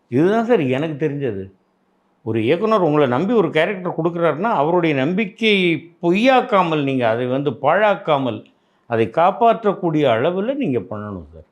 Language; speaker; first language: Tamil; native; Tamil